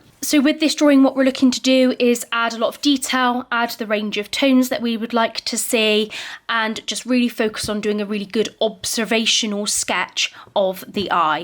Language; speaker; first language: English; native; English